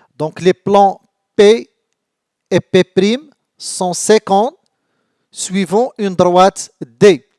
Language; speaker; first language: French; non-native, local second language; Arabic